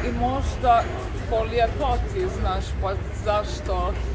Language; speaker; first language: Serbian; non-native, learner; Slovenian